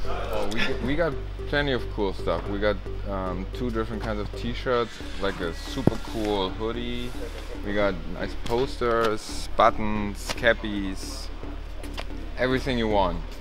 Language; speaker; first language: English; non-native, fluent; German